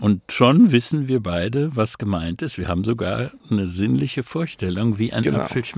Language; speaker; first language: German; native; German